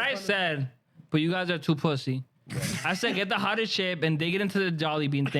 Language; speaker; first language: English; early bilingual, other home language; Spanish